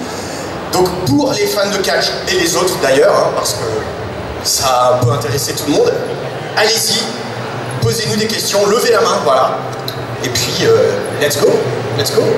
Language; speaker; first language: French; native; French